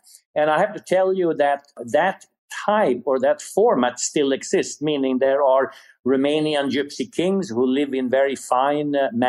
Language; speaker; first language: English; non-native, fluent; Swedish